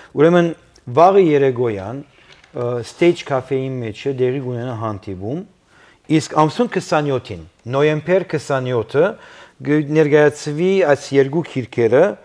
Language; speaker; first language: Armenian; early bilingual, heritage; Armenian